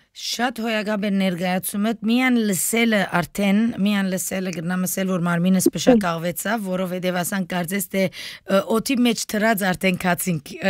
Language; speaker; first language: Armenian; early bilingual, heritage; Armenian